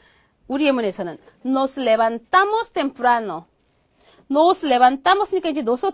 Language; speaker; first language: Spanish; non-native, fluent; Korean